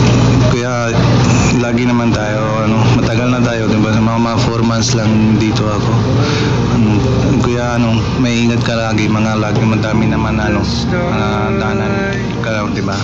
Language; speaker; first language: Filipino; non-native, learner; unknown